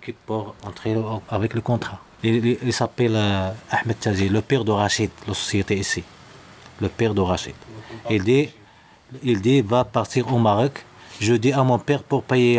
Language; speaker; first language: French; non-native, learner; Arabic